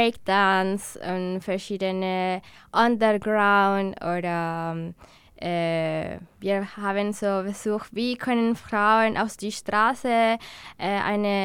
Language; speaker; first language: German; non-native, learner; Spanish